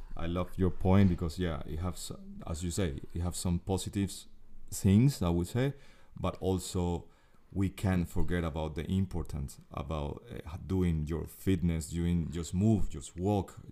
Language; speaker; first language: English; non-native, fluent; Spanish